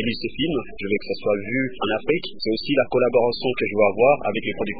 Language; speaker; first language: French; early bilingual, other home language; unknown